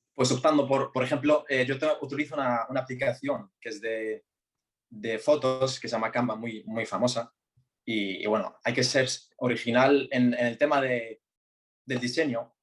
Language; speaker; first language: Spanish; early bilingual, other home language; Arabic